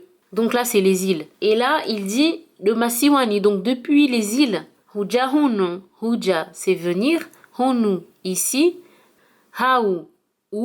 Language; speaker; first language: French; early bilingual, heritage; French